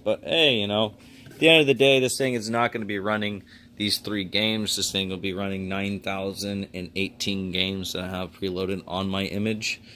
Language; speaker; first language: English; native; English